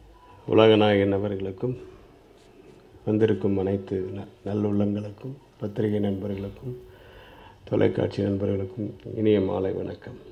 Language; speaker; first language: Tamil; native; Tamil